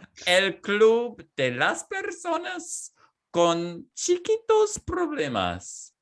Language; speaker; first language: Spanish; non-native, fluent; English